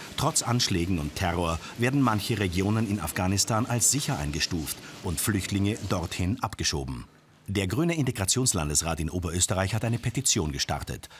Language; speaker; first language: German; native; German